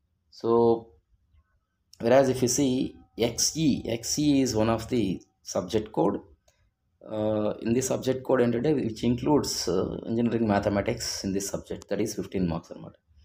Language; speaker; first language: English; non-native, local second language; Telugu